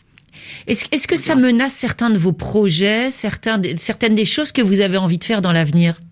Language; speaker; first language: French; native; French